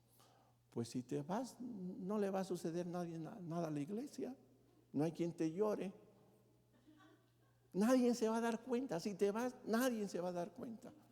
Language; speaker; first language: Spanish; native; Spanish